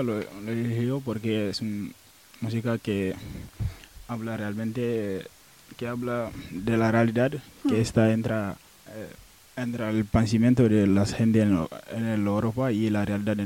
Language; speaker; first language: Spanish; non-native, learner; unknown